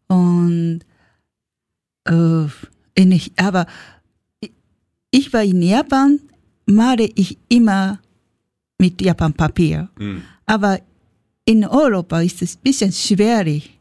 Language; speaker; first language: German; non-native, learner; Japanese